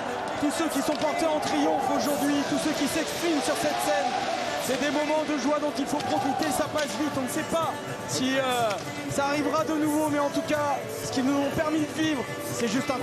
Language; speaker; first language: French; native; French